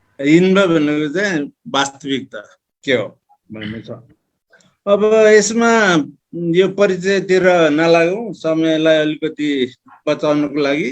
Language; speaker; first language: Nepali; non-native, local second language; Eastern Tamang